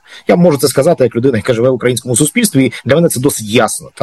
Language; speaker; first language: Ukrainian; native; Ukrainian